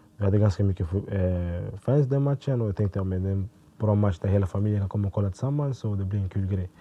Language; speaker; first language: Swedish; early bilingual, other home language; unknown